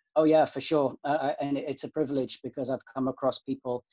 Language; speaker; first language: English; native; English